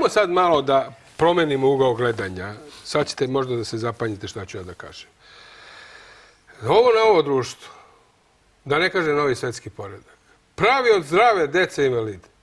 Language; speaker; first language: Croatian; native; Croatian